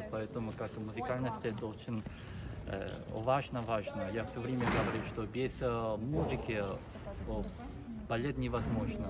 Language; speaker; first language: Russian; non-native, fluent; Korean